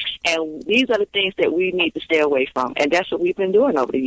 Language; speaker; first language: English; native; English